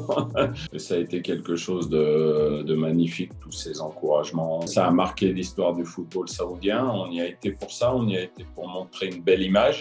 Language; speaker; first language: French; native; French